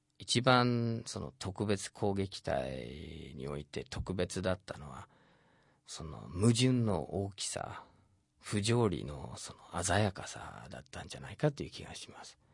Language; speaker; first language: Japanese; non-native, fluent; English